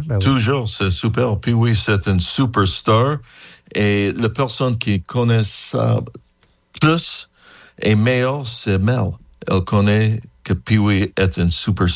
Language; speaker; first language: French; non-native, learner; English